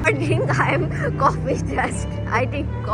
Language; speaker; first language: English; non-native, learner; Urdu